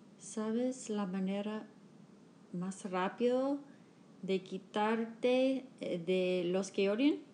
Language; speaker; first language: Spanish; non-native, learner; English